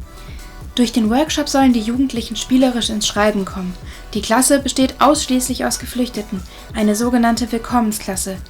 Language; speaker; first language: German; native; German